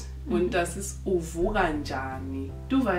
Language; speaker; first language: German; non-native, local second language; North Ndebele